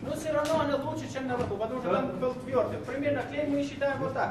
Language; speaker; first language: Russian; non-native, learner; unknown